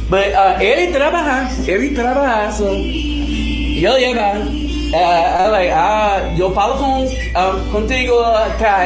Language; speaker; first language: Spanish; non-native, learner; English